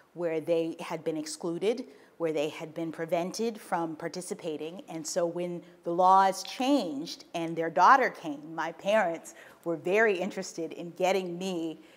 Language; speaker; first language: English; native; English